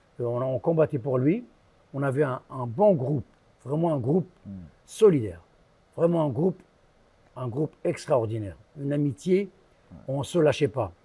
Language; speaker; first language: French; early bilingual, other home language; Arabic